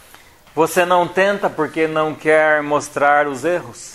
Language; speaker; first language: Portuguese; native; Portuguese